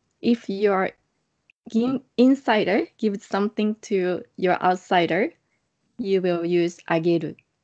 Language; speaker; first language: English; non-native, fluent; Japanese